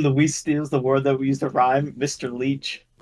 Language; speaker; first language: English; native; English